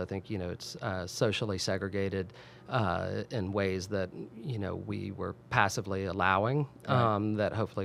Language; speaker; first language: English; native; English